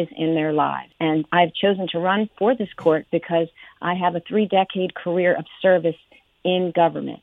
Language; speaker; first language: English; native; English